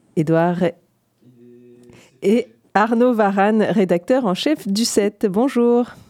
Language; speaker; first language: French; native; French